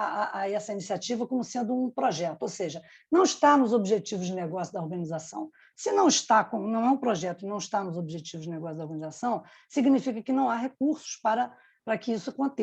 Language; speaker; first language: Portuguese; native; Portuguese